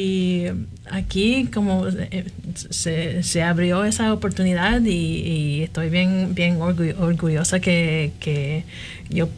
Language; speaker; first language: Spanish; early bilingual, heritage; Spanish